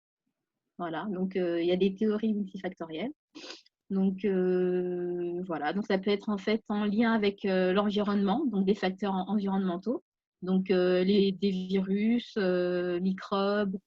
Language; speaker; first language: French; native; French